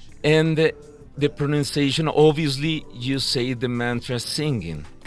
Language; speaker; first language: English; non-native, fluent; Spanish